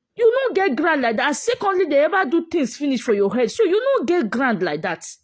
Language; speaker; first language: Nigerian Pidgin; native; Nigerian Pidgin